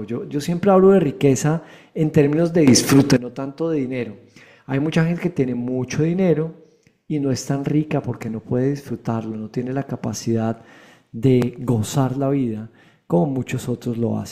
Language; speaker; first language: Spanish; native; Spanish